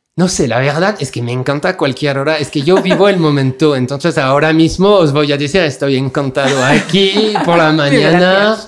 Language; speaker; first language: Spanish; non-native, fluent; French